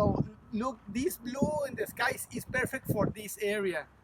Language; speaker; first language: English; non-native, learner; Spanish